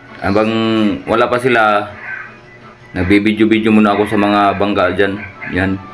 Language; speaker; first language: Filipino; non-native, local second language; Cebuano